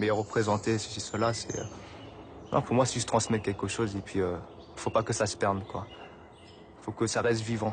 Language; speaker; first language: French; native; French